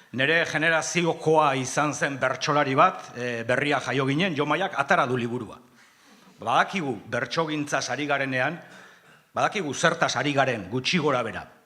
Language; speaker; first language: Basque; native; Basque